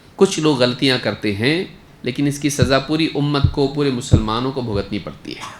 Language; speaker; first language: Urdu; native; Urdu